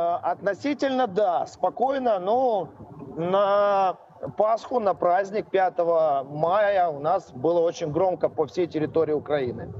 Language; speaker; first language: Russian; native; Russian